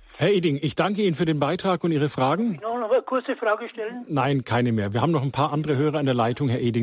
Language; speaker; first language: German; native; German